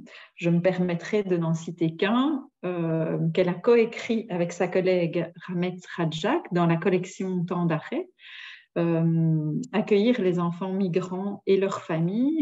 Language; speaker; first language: French; native; French